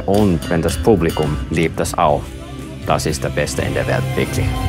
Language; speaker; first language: German; non-native, fluent; Finnish